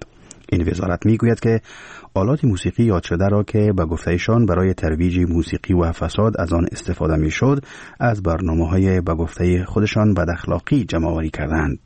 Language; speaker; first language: Persian; native; Persian